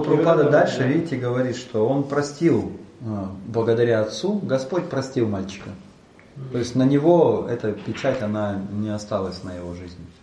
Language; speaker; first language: Russian; native; Russian